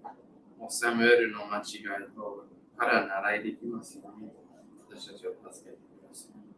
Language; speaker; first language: Japanese; non-native, fluent; English